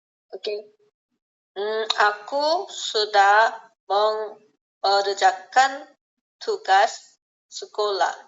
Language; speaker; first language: Indonesian; non-native, learner; Korean